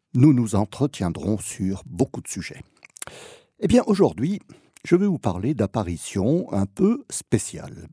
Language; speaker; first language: French; native; French